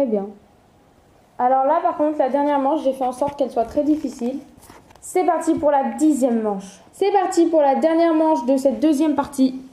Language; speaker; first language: French; native; French